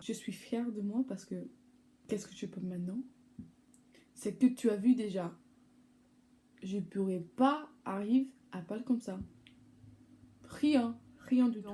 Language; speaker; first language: French; non-native, fluent; English